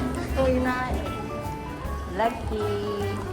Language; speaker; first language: Japanese; non-native, fluent; Filipino